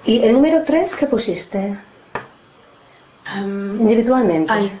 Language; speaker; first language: Spanish; native; Spanish